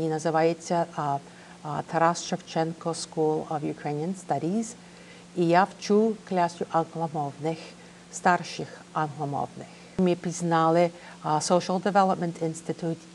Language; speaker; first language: Ukrainian; early bilingual, heritage; Ukrainian